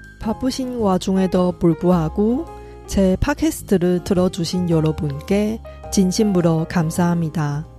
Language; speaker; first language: Korean; non-native, fluent; Chinese